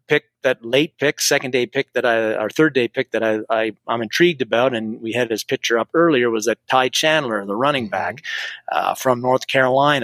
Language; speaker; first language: English; native; English